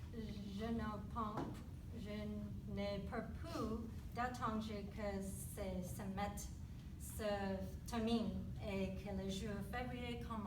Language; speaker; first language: French; non-native, learner; English